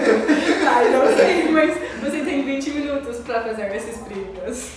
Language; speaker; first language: Portuguese; non-native, learner; English